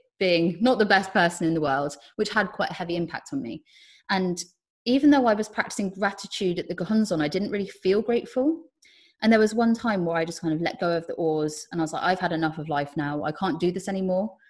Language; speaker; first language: English; native; English